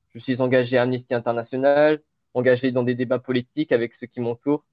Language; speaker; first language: French; early bilingual, other home language; Portuguese